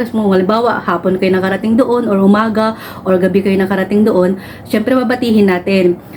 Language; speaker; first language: Filipino; native; Filipino